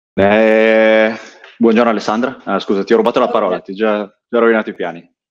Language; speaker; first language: Italian; native; Italian